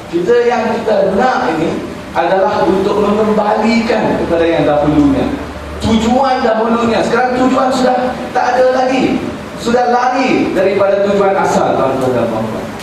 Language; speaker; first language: Malay; non-native, local second language; Chinese